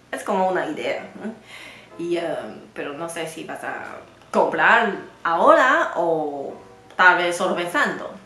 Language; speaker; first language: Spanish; non-native, fluent; Chinese